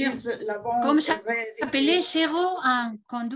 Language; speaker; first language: French; non-native, fluent; Spanish